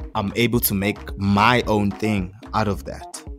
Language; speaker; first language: English; non-native, local second language; Zulu